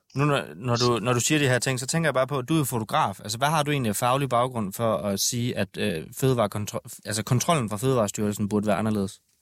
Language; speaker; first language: Danish; native; Danish